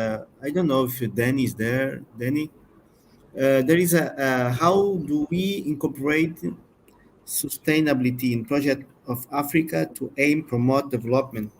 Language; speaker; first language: English; non-native, learner; Portuguese